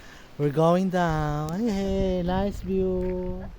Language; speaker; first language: English; non-native, local second language; Filipino